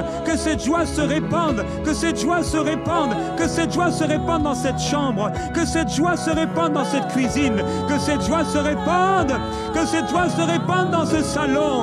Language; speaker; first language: French; native; French